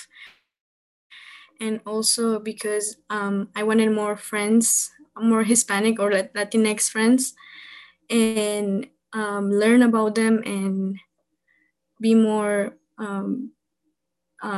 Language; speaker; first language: English; non-native, fluent; Spanish